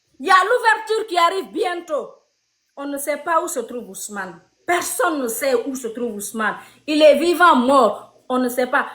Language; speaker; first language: French; non-native, local second language; Fula